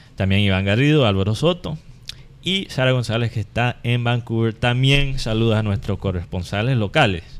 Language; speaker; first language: Spanish; non-native, fluent; English